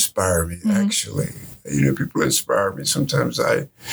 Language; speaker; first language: English; native; English